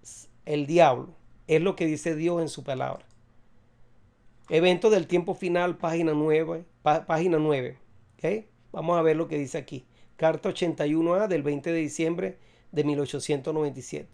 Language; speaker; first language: Spanish; native; Spanish